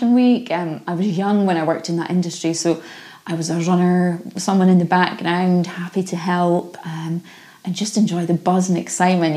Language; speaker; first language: English; native; English